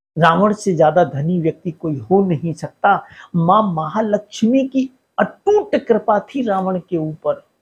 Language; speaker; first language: Hindi; native; Hindi